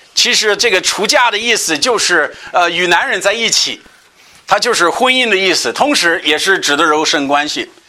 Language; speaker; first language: Chinese; non-native, fluent; English